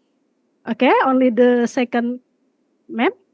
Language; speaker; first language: English; non-native, learner; Indonesian